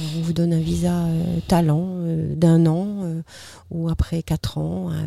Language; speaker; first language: French; native; French